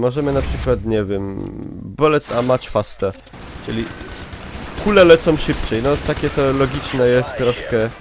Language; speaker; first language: Polish; native; Polish